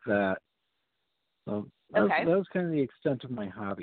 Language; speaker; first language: English; native; English